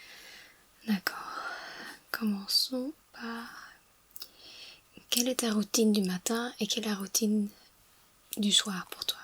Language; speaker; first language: French; non-native, fluent; English